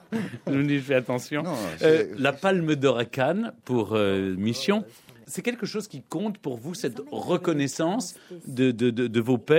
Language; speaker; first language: French; native; French